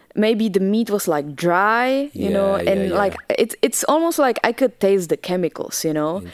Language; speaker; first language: English; non-native, fluent; Czech